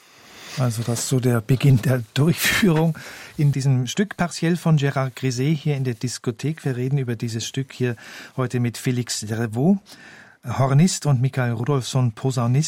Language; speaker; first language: German; native; German